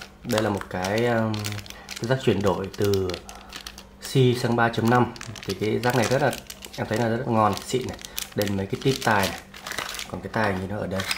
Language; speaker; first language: Vietnamese; native; Vietnamese